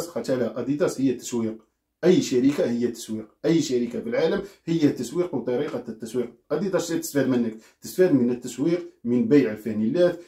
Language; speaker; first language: Arabic; native; Arabic